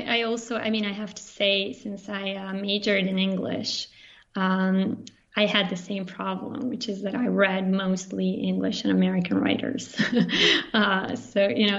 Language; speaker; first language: English; non-native, fluent; Bosnian